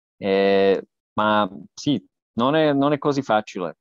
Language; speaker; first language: Italian; non-native, learner; Slovak